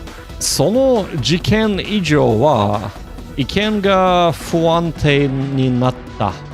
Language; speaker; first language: Japanese; non-native, learner; English